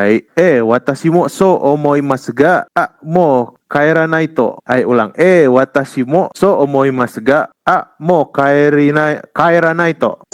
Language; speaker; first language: Japanese; non-native, fluent; Indonesian